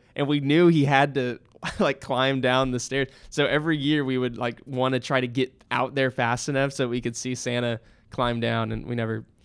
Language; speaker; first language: English; native; English